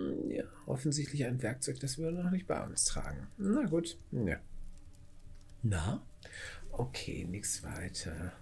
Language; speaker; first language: German; native; German